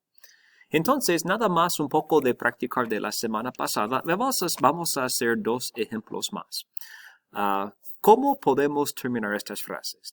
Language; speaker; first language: Spanish; non-native, fluent; English